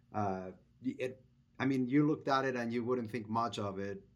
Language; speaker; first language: English; non-native, fluent; Spanish